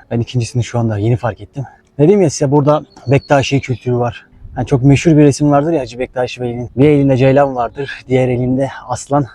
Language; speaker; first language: Turkish; native; Turkish